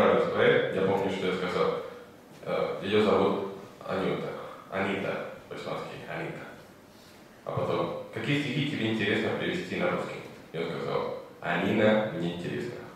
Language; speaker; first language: Russian; non-native, fluent; Spanish